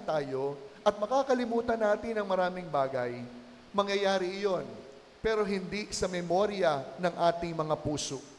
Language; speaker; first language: Filipino; native; Filipino